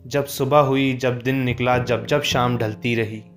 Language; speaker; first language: Hindi; native; Hindi